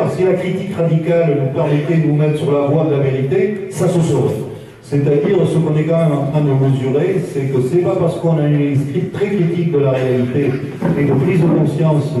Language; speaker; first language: French; native; French